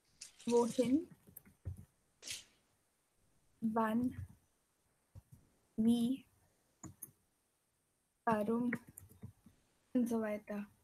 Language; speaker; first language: German; non-native, fluent; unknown